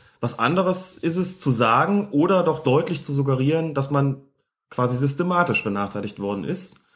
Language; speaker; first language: German; native; German